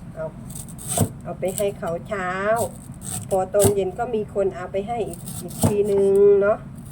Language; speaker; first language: Thai; non-native, local second language; Northern Khmer